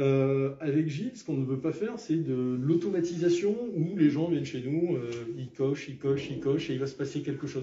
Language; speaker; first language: French; native; French